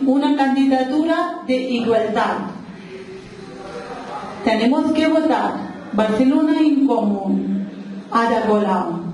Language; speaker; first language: Spanish; non-native, local second language; Urdu